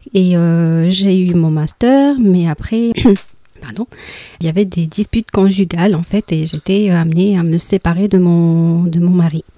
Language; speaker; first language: French; non-native, local second language; Arabic